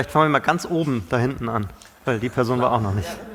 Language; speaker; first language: German; native; German